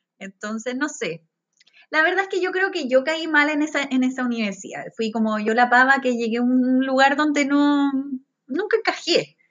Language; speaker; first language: Spanish; native; Spanish